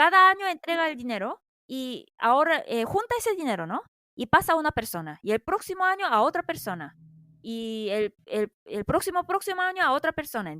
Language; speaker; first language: Spanish; non-native, fluent; Korean